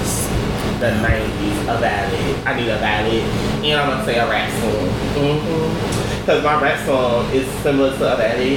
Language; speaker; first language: English; native; English